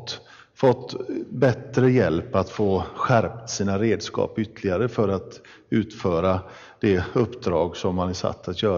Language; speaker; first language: Swedish; native; Swedish